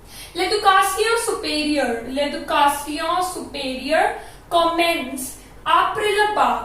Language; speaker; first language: French; non-native, fluent; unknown